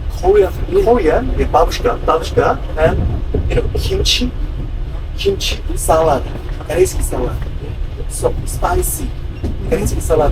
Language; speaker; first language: English; non-native, learner; Korean